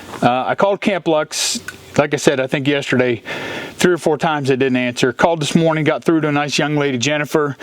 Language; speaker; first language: English; native; English